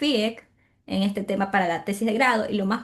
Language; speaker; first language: Spanish; native; Spanish